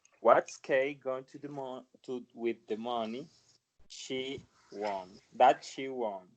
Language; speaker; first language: English; non-native, learner; Spanish